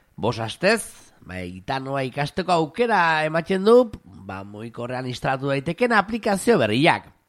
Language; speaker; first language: Basque; native; Basque